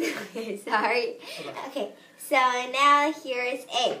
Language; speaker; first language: English; native; English